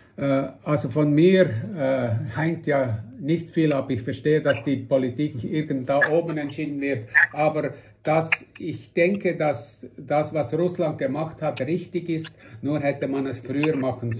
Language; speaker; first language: German; non-native, fluent; Russian